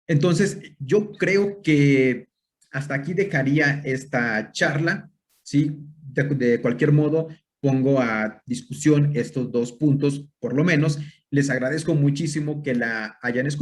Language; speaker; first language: Spanish; native; Spanish